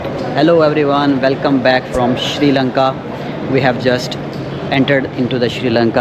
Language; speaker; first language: English; non-native, learner; Urdu